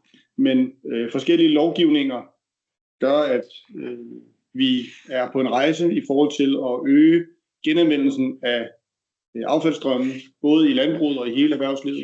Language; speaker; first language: Danish; native; Danish